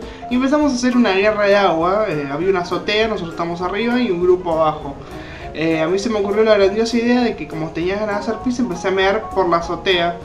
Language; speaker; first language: Spanish; native; Spanish